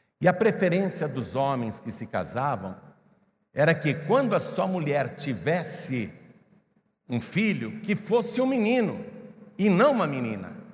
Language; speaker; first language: Portuguese; native; Portuguese